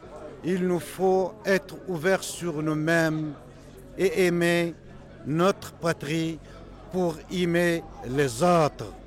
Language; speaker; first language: French; non-native, local second language; Berber languages